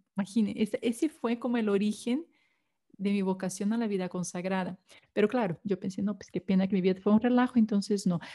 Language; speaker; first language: Spanish; non-native, fluent; Portuguese